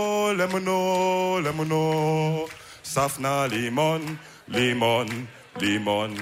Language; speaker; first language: German; early bilingual, other home language; Wolof